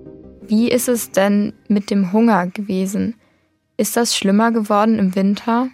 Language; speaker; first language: German; native; German